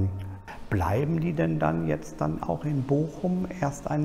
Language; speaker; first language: German; native; German